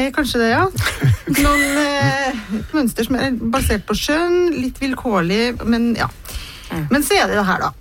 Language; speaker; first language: Norwegian; native; Norwegian